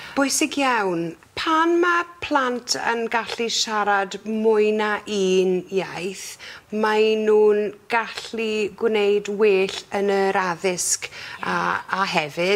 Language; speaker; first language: Welsh; non-native, learner; English